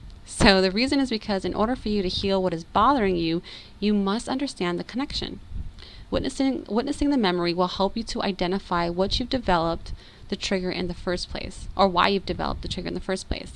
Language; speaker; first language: English; native; English